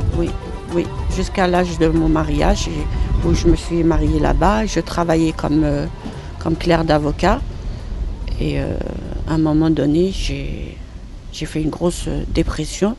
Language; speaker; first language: French; non-native, local second language; Arabic